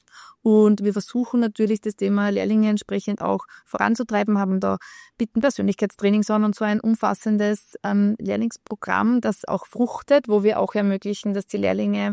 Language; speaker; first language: German; native; German